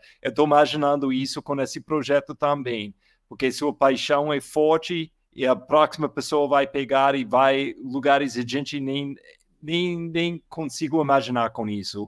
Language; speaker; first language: Portuguese; non-native, learner; English